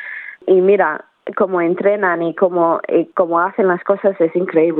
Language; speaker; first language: Spanish; early bilingual, heritage; Spanish